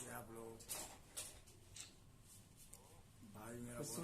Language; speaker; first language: Hindi; non-native, local second language; Bhojpuri